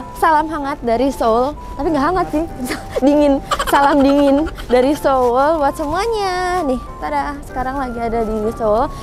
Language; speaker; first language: Indonesian; native; Indonesian